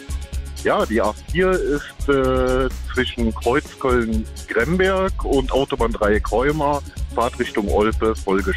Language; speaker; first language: German; native; German